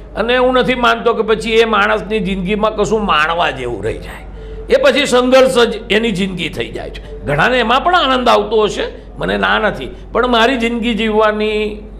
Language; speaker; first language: Gujarati; native; Gujarati